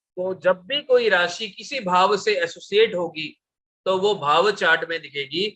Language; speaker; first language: Hindi; non-native, local second language; Bangla